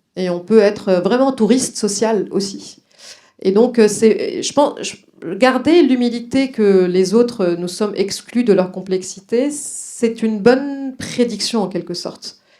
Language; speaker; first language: French; non-native, local second language; Arabic